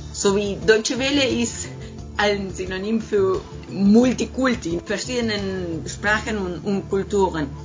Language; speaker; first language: German; non-native, fluent; Spanish